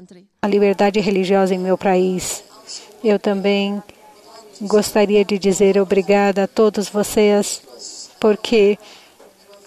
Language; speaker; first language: Portuguese; non-native, fluent; Indonesian